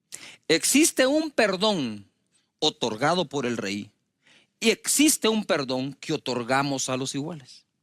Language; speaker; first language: Spanish; native; Spanish